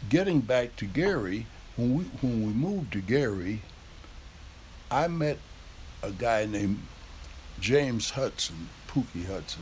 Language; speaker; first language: English; native; English